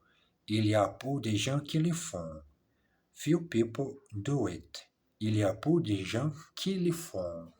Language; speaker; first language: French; non-native, learner; English